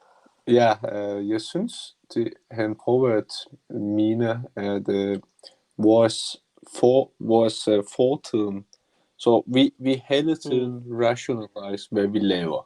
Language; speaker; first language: Danish; non-native, learner; Turkish